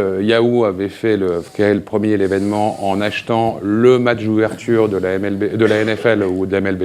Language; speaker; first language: French; native; French